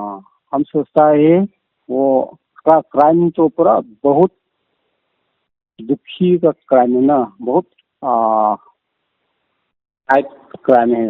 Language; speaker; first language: Hindi; non-native, local second language; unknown